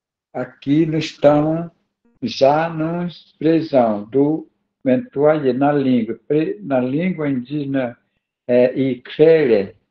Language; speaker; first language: Portuguese; non-native, local second language; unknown